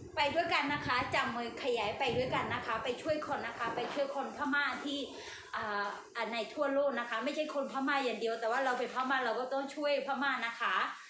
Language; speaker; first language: Thai; non-native, learner; Burmese